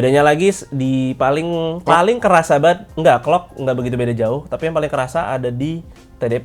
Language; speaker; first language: Indonesian; native; Indonesian